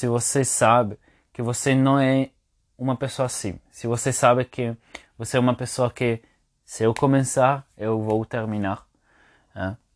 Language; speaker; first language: Portuguese; non-native, fluent; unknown